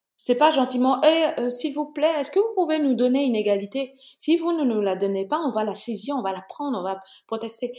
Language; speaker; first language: French; non-native, local second language; Bambara